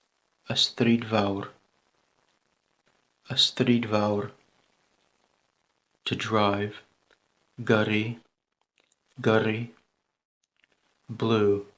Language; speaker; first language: Welsh; non-native, learner; English